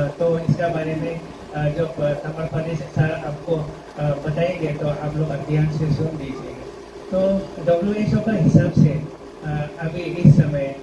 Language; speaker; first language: Hindi; non-native, local second language; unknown